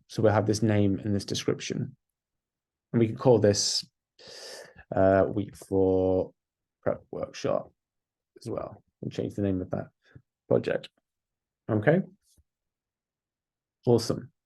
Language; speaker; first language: English; native; English